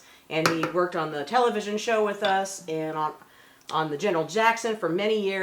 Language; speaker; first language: English; native; English